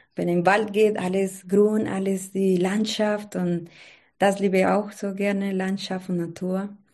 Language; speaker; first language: German; non-native, learner; Spanish